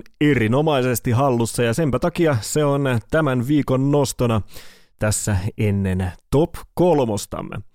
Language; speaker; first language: Finnish; native; Finnish